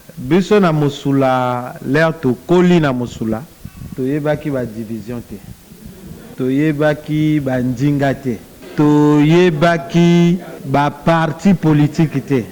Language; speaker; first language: Lingala; native; Lingala